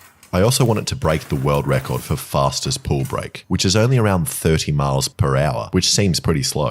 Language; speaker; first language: English; native; English